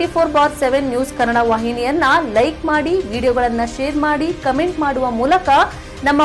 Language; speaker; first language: Kannada; native; Kannada